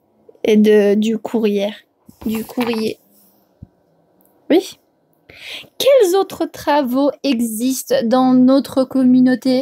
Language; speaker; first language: French; non-native, fluent; English